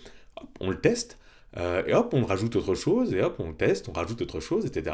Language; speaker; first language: French; native; French